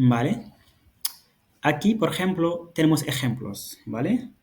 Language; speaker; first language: Spanish; non-native, fluent; Fula